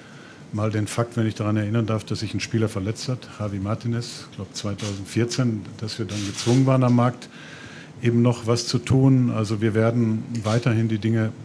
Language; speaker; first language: German; native; German